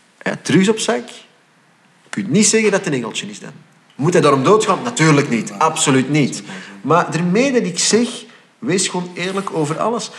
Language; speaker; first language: Dutch; native; Dutch